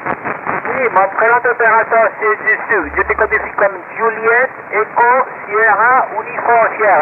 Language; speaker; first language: French; non-native, learner; Spanish